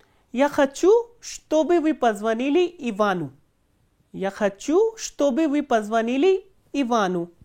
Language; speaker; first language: Russian; non-native, fluent; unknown